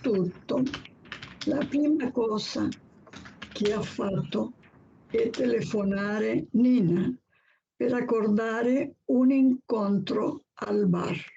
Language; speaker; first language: Italian; non-native, learner; Spanish